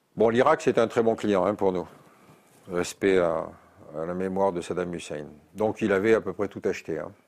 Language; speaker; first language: French; native; French